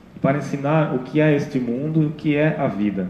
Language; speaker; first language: Portuguese; native; Portuguese